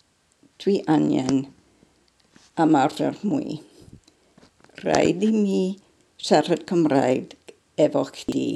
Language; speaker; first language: Welsh; non-native, learner; English